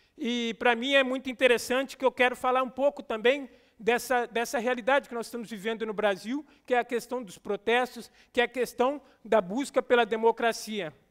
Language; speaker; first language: Portuguese; native; Portuguese